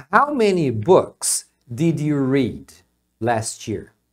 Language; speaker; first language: English; non-native, fluent; Portuguese